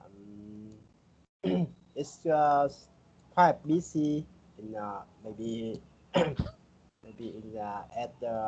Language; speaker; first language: English; non-native, learner; Vietnamese